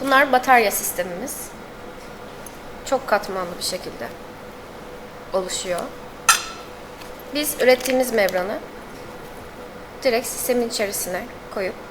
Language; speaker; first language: Turkish; native; Turkish